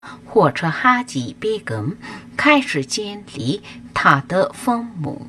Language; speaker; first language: Chinese; non-native, fluent; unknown